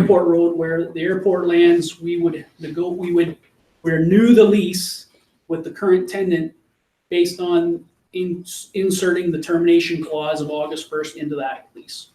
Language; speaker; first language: English; native; English